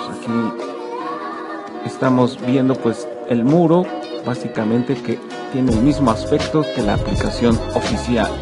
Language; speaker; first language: Spanish; native; Spanish